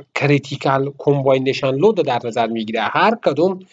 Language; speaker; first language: Persian; native; Persian